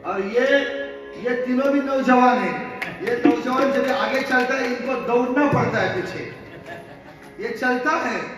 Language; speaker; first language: Hindi; non-native, local second language; Marathi